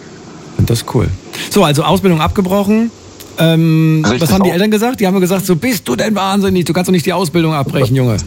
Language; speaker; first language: German; native; German